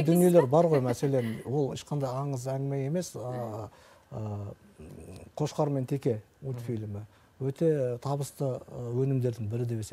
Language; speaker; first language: Kazakh; native; Kazakh